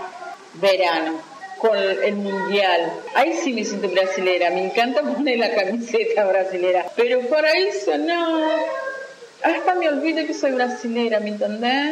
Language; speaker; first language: Spanish; non-native, fluent; Portuguese